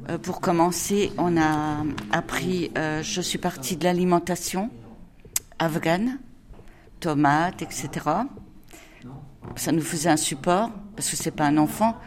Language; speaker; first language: French; native; French